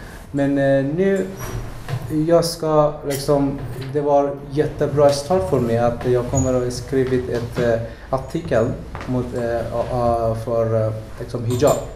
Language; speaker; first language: Swedish; non-native, learner; Persian